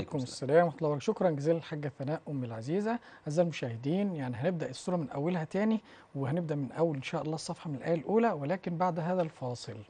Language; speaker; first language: Arabic; native; Arabic